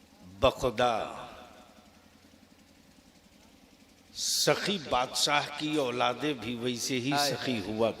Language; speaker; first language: Hindi; native; Hindi